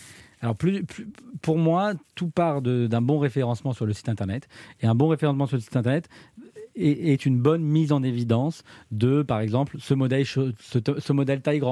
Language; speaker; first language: French; native; French